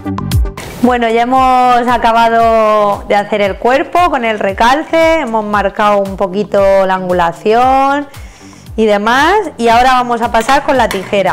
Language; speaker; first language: Spanish; native; Spanish